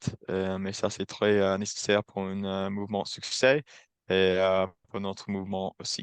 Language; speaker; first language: French; non-native, learner; English